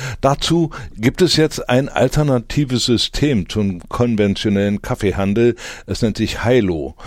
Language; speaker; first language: German; native; German